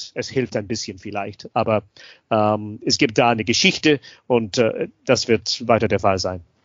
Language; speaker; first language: German; non-native, fluent; English